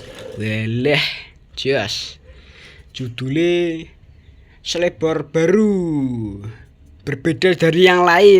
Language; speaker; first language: Indonesian; non-native, local second language; Javanese